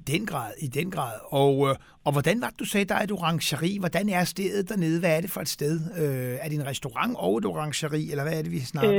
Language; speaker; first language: Danish; native; Danish